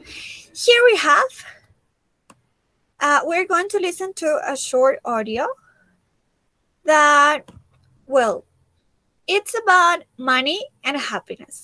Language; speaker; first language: English; non-native, fluent; Spanish